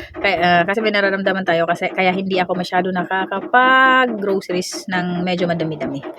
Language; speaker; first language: Filipino; non-native, local second language; Waray